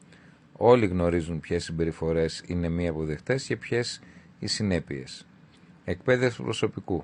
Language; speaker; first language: Greek; native; Greek